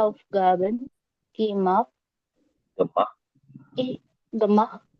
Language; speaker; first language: German; non-native, learner; Indonesian